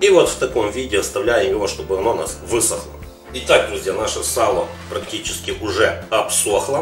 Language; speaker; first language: Russian; non-native, local second language; Ukrainian